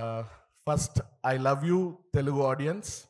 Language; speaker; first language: Telugu; non-native, learner; Tamil